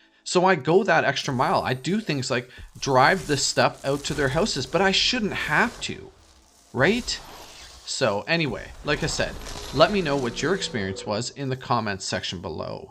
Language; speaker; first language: English; native; English